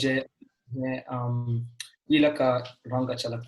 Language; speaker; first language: Hindi; early bilingual, heritage; Urdu